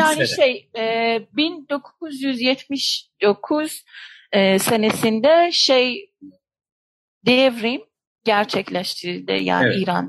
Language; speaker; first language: Turkish; non-native, fluent; Persian